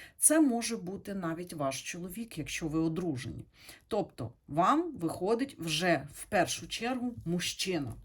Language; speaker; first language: Ukrainian; non-native, local second language; Russian